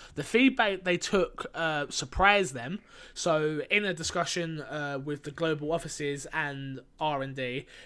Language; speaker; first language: English; native; English